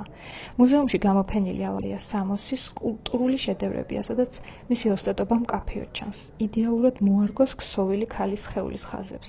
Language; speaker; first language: Georgian; native; Georgian